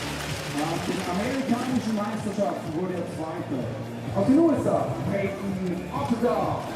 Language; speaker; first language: German; native; German